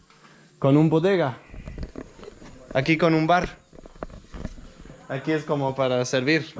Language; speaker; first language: Spanish; non-native, learner; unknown